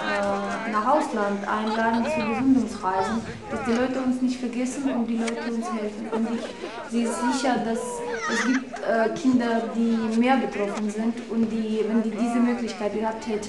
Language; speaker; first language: German; non-native, fluent; Russian